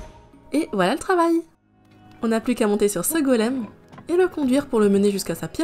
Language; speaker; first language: French; native; French